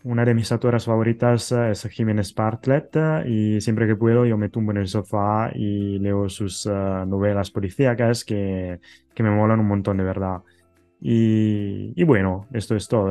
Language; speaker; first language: Spanish; non-native, fluent; Italian